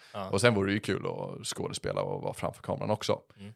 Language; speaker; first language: Swedish; early bilingual, other home language; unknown